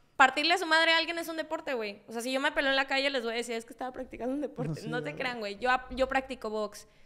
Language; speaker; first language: Spanish; native; Spanish